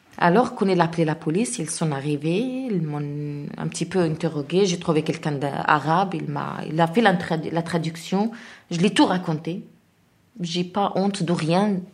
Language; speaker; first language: French; non-native, learner; Arabic